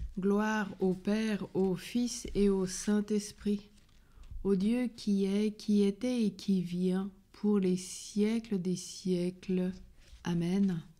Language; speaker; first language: French; native; French